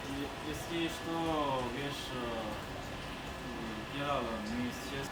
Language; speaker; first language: Russian; non-native, learner; Chinese